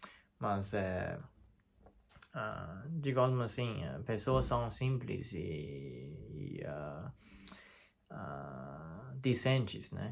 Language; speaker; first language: Portuguese; non-native, fluent; Chinese